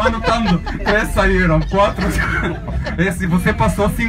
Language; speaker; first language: Portuguese; non-native, learner; Arabic